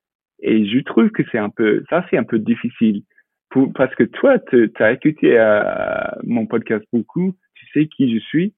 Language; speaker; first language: French; non-native, fluent; English